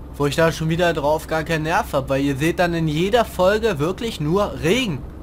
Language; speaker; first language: German; native; German